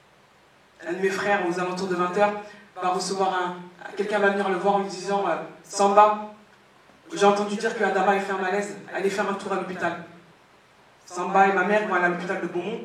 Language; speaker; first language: French; native; French